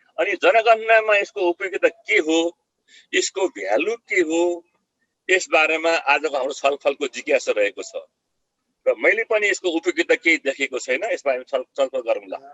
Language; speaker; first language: Nepali; non-native, local second language; Eastern Tamang